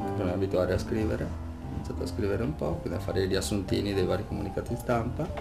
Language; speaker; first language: Italian; native; Italian